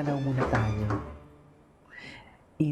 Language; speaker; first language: Filipino; native; Filipino